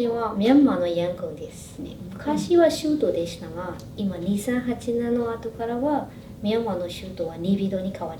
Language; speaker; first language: Japanese; non-native, fluent; Burmese